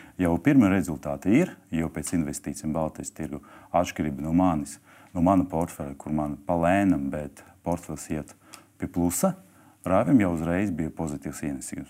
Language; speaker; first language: Latvian; non-native, local second language; Russian